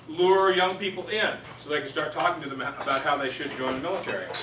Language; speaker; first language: English; native; English